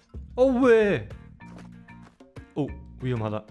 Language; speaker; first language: Korean; non-native, learner; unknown